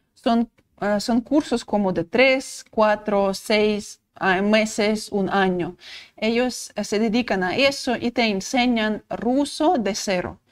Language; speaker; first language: Spanish; non-native, fluent; Russian